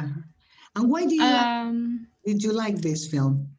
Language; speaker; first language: English; non-native, fluent; Spanish